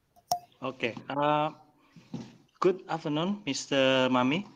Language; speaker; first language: English; non-native, learner; Indonesian